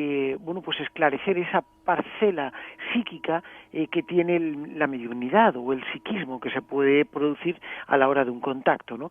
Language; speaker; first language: Spanish; native; Spanish